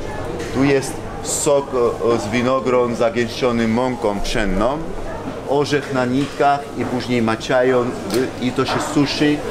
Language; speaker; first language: Polish; non-native, fluent; Georgian